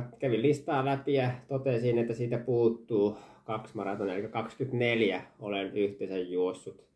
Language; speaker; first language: Finnish; early bilingual, heritage; Finnish